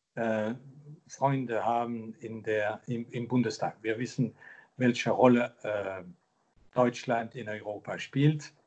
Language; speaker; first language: German; non-native, local second language; French